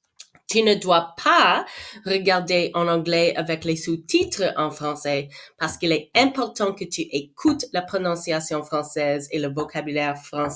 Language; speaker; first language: French; non-native, fluent; English